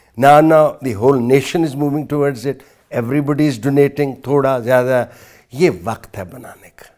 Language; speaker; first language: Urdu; non-native, local second language; Punjabi